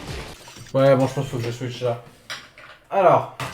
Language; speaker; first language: French; native; French